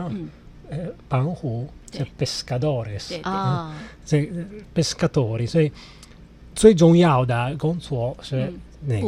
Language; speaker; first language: Chinese; non-native, fluent; Italian